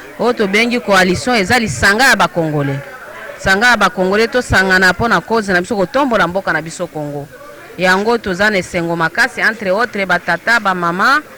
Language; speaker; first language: Lingala; non-native, local second language; Kongo